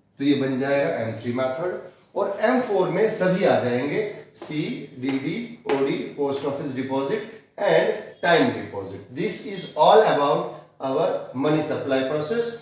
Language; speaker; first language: Hindi; native; Hindi